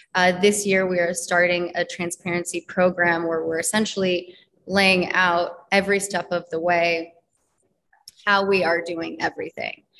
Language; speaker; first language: English; native; English